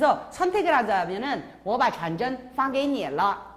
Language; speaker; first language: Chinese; non-native, fluent; Korean